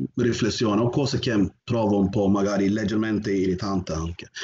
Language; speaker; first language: Italian; non-native, fluent; Norwegian